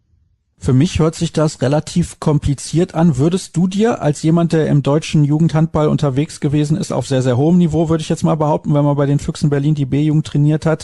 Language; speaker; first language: German; native; German